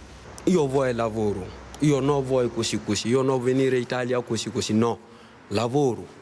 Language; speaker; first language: Italian; non-native, learner; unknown